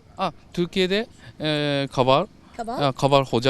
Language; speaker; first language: Turkish; non-native, learner; Japanese